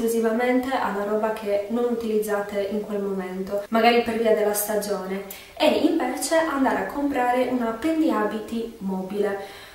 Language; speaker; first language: Italian; native; Italian